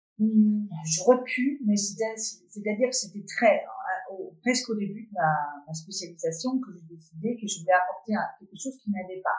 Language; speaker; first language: French; non-native, fluent; Danish